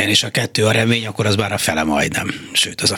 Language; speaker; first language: Hungarian; native; Hungarian